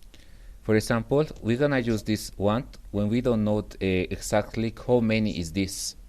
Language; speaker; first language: English; non-native, fluent; Spanish